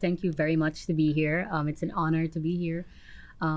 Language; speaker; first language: English; non-native, fluent; Papiamento